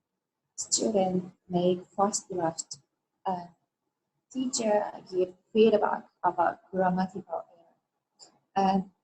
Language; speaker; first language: English; non-native, learner; Japanese